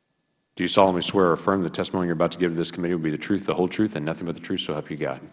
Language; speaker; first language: English; native; English